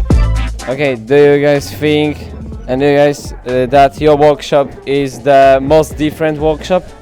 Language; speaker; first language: English; non-native, learner; Polish